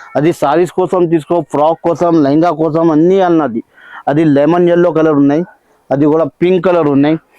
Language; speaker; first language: Telugu; non-native, local second language; Urdu